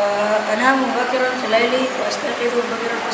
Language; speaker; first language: Arabic; non-native, learner; Indonesian